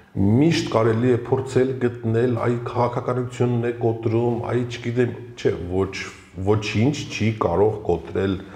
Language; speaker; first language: Armenian; early bilingual, heritage; Armenian